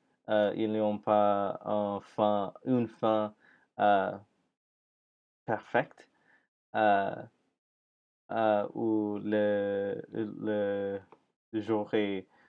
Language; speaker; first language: French; non-native, learner; English